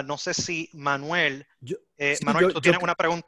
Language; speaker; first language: Spanish; native; Spanish